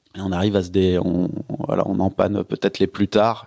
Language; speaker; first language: French; native; French